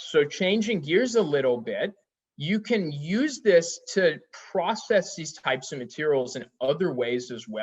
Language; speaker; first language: English; native; English